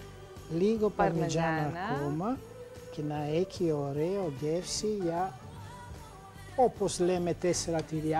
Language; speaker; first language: Greek; non-native, learner; Italian